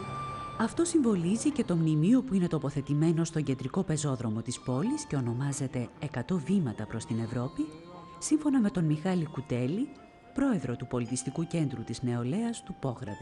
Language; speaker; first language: Greek; native; Greek